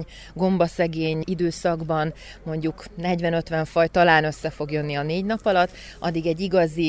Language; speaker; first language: Hungarian; native; Hungarian